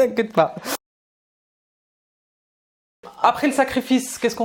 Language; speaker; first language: French; native; French